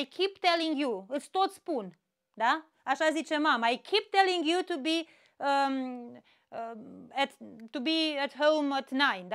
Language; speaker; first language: English; non-native, fluent; Romanian